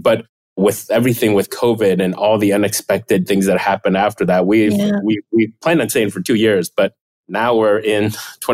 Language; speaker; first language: English; early bilingual, other home language; Chinese